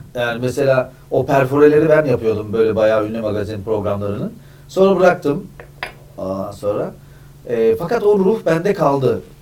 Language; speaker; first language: Turkish; native; Turkish